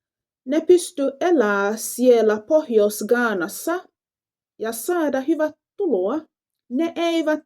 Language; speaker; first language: Finnish; non-native, fluent; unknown